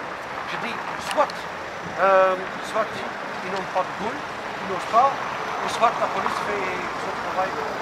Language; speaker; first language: French; non-native, local second language; Dutch